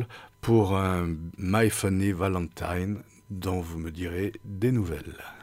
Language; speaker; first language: French; native; French